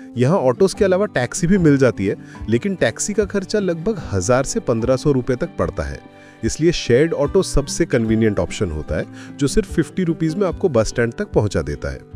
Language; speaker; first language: Hindi; non-native, fluent; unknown